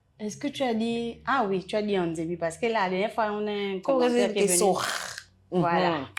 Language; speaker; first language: French; native; French